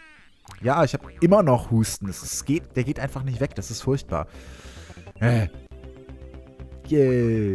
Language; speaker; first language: German; native; German